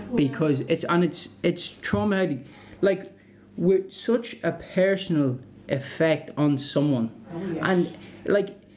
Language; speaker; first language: English; native; English